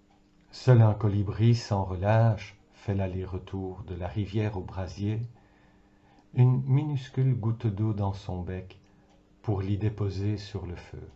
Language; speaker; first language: French; native; French